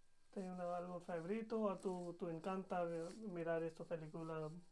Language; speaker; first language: Spanish; non-native, learner; Hindi